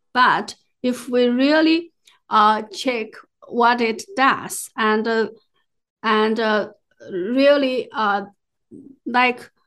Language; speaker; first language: English; non-native, fluent; Chinese